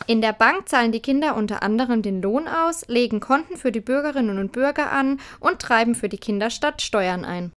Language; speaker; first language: German; native; German